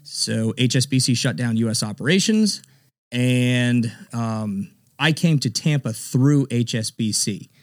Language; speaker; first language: English; native; English